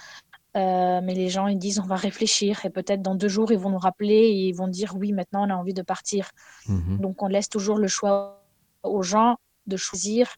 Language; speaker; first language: French; non-native, fluent; Ukrainian